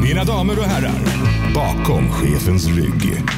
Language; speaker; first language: Swedish; native; Swedish